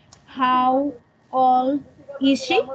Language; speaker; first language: English; non-native, learner; Spanish